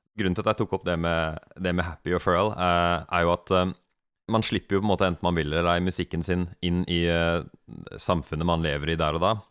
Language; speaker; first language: Norwegian; native; Norwegian